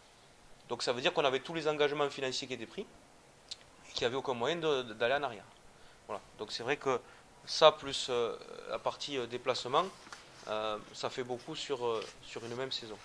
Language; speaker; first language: French; native; French